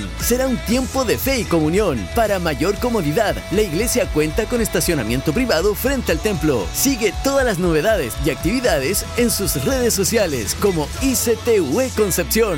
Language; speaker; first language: Spanish; native; Spanish